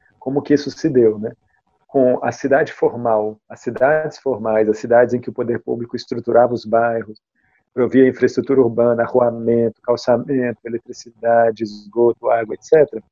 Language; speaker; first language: Portuguese; native; Portuguese